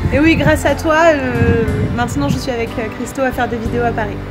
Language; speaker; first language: French; native; French